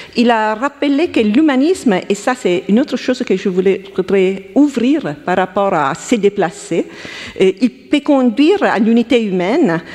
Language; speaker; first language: French; non-native, fluent; Italian